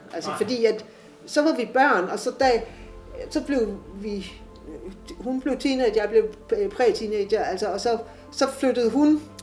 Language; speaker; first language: Danish; native; Danish